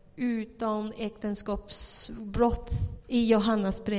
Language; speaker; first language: Swedish; non-native, fluent; Chinese